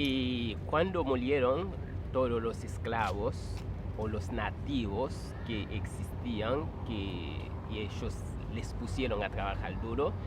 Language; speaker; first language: Spanish; non-native, fluent; Haitian Creole